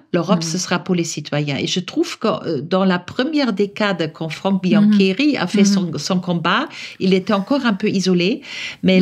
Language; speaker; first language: French; non-native, fluent; German